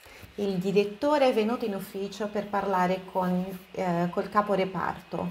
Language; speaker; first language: Italian; non-native, fluent; Portuguese